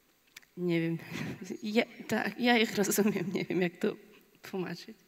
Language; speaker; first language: Polish; non-native, learner; Chechen